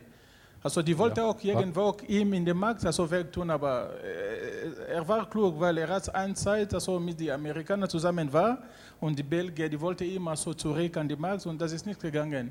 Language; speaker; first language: German; non-native, learner; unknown